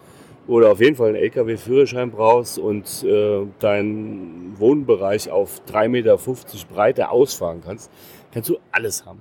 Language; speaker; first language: German; native; German